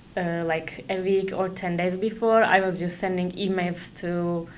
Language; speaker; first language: English; non-native, fluent; Turkish